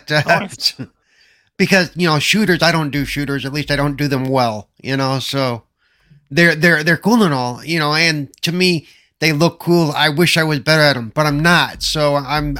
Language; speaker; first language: English; native; English